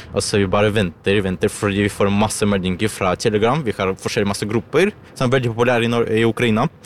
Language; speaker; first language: Norwegian; non-native, learner; Russian